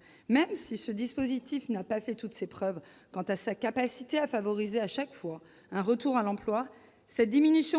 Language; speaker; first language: French; native; French